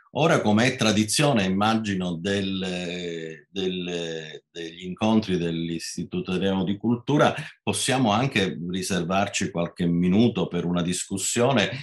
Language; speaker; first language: Italian; native; Italian